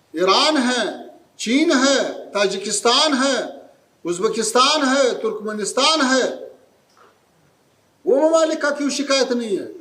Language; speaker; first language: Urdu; non-native, fluent; Pashto